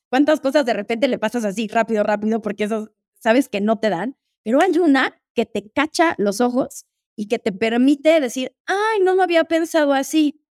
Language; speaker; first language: Spanish; native; Spanish